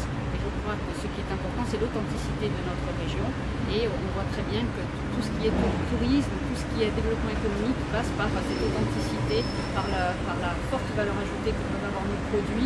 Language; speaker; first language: French; native; French